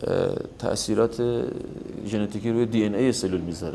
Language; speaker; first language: Persian; native; Persian